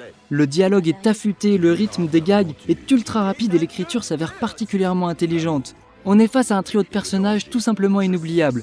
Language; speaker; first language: French; native; French